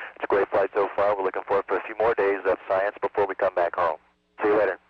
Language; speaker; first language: English; native; English